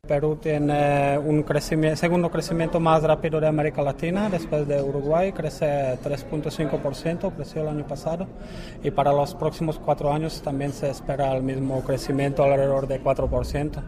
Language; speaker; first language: Spanish; non-native, fluent; Czech